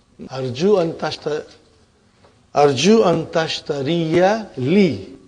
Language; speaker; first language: Arabic; non-native, fluent; Urdu